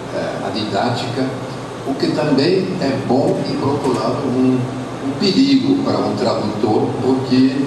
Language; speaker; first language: Portuguese; non-native, fluent; German